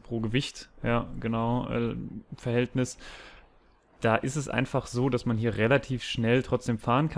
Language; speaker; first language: German; native; German